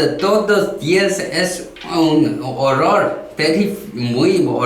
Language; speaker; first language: Spanish; non-native, learner; Korean